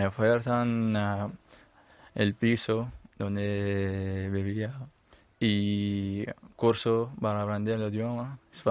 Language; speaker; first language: Spanish; non-native, learner; Arabic